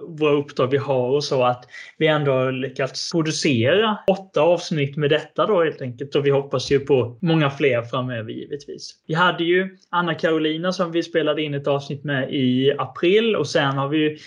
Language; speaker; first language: Swedish; native; Swedish